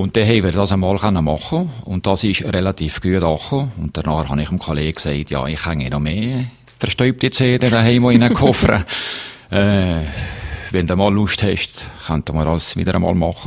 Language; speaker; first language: German; native; German